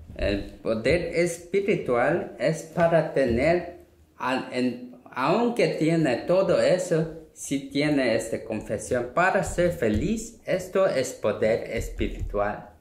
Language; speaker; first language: Spanish; non-native, learner; Korean